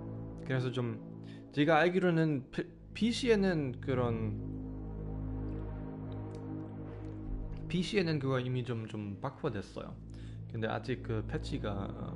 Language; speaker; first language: Korean; non-native, fluent; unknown